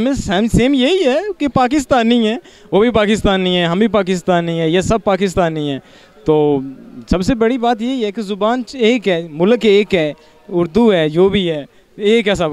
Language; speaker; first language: Hindi; non-native, local second language; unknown